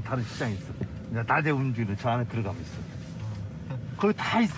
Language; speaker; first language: Korean; non-native, learner; Vietnamese